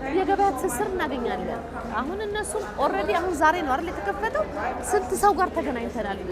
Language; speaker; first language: Amharic; native; Amharic